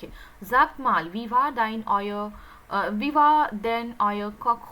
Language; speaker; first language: German; non-native, fluent; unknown